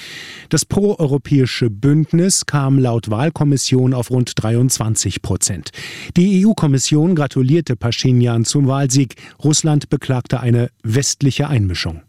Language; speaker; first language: German; native; German